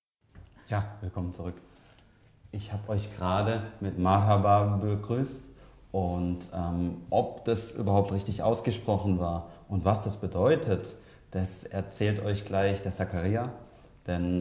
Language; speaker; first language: German; native; German